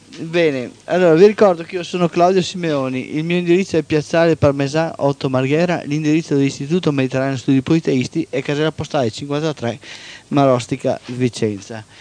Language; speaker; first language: Italian; native; Italian